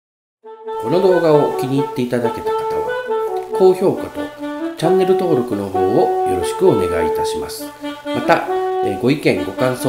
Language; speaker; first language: Japanese; native; Japanese